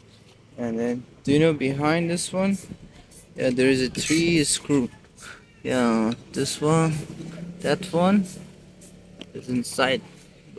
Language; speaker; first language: English; non-native, learner; Persian